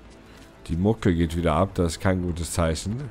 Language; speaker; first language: German; native; German